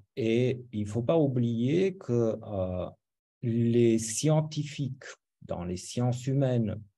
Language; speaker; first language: French; non-native, fluent; Romanian